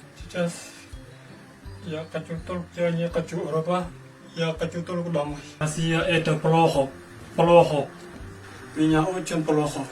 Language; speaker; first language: Russian; non-native, learner; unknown